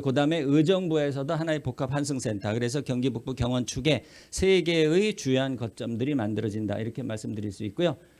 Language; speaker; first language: Korean; native; Korean